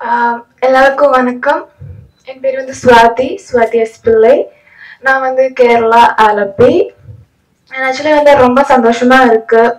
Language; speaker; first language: Tamil; non-native, learner; Malayalam